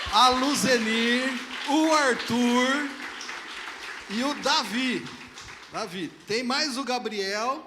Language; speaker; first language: Portuguese; native; Portuguese